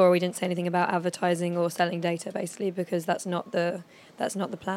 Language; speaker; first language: English; native; English